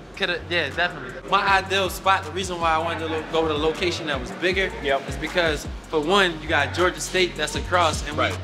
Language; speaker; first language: English; native; English